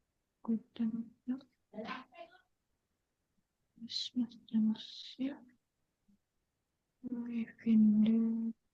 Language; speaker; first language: German; non-native, learner; Indonesian